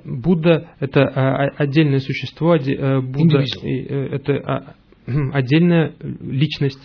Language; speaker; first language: Russian; native; Russian